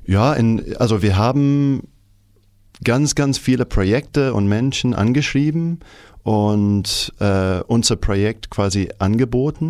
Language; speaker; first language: German; non-native, fluent; English